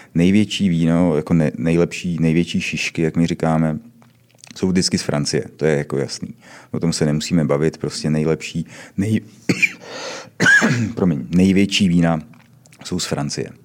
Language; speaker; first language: Czech; native; Czech